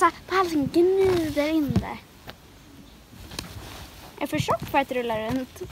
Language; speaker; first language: Swedish; native; Swedish